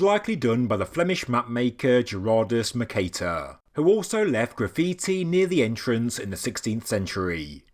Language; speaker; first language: English; native; English